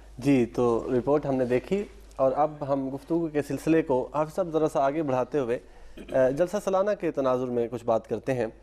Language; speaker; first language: Urdu; native; Urdu